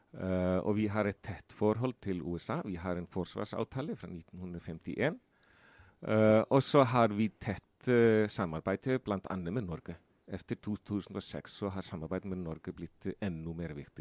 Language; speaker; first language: Norwegian; non-native, fluent; Icelandic